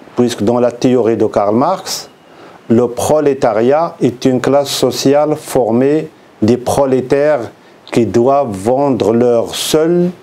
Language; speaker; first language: French; non-native, local second language; Arabic